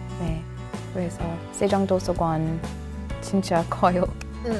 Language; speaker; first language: Korean; non-native, learner; English